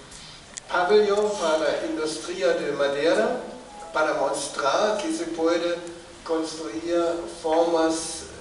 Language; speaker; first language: Spanish; non-native, fluent; German